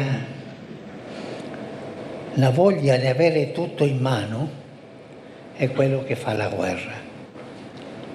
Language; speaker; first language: Italian; non-native, fluent; Spanish